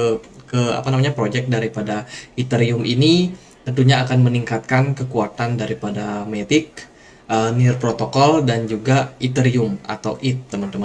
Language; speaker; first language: Indonesian; native; Indonesian